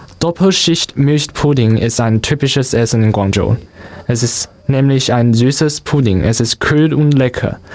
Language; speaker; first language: German; non-native, learner; Cantonese